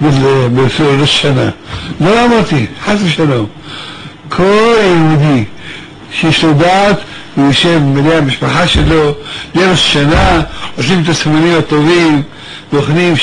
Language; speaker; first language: Hebrew; early bilingual, other home language; Arabic